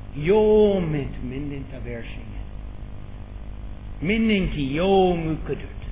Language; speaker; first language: Hungarian; non-native, fluent; English